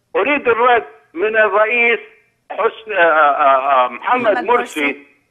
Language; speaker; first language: Arabic; native; Arabic